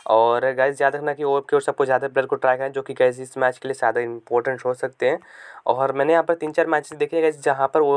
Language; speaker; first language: Hindi; native; Hindi